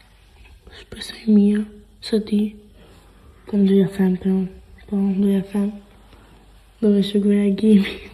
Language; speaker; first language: Albanian; early bilingual, heritage; Albanian